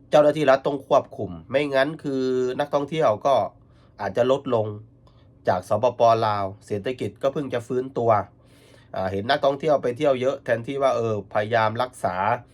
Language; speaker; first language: Thai; native; Thai